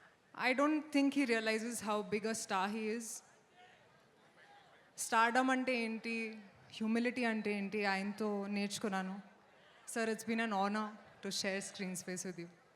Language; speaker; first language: Telugu; non-native, local second language; Hindi